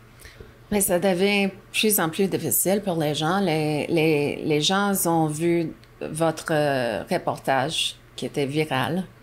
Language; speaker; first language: French; non-native, local second language; English